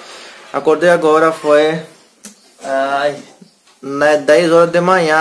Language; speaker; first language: Portuguese; non-native, learner; Hindi